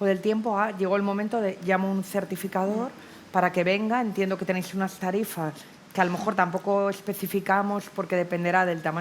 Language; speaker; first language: Spanish; native; Spanish